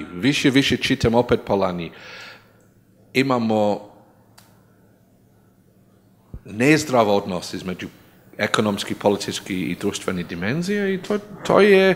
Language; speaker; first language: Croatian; non-native, learner; English